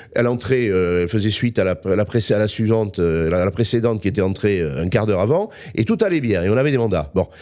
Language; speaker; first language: French; native; French